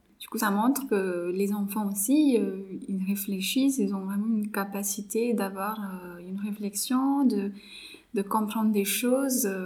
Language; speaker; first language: French; non-native, fluent; Marathi